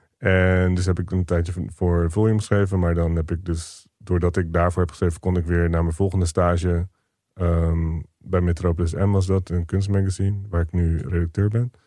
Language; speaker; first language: Dutch; native; Dutch